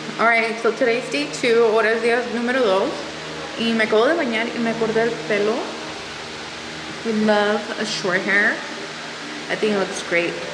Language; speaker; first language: Spanish; early bilingual, heritage; Spanish